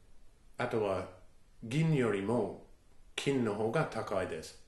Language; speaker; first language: Japanese; non-native, fluent; English